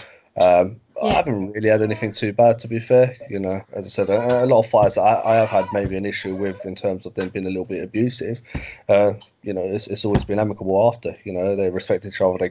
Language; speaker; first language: English; native; English